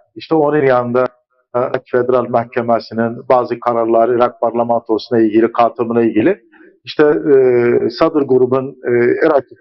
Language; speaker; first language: Turkish; early bilingual, heritage; Arabic